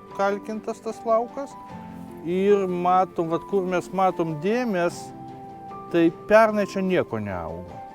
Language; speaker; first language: Lithuanian; non-native, local second language; Polish